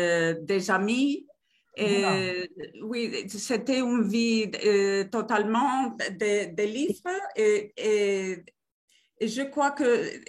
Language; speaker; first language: French; non-native, learner; Spanish